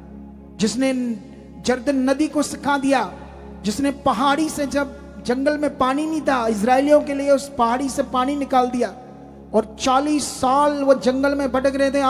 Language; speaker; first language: Hindi; native; Hindi